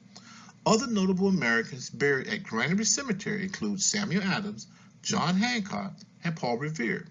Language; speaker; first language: English; native; English